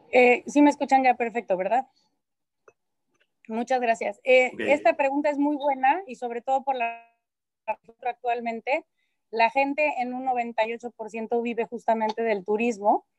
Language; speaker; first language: Spanish; native; Spanish